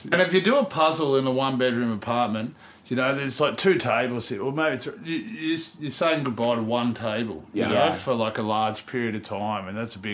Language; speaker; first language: English; native; English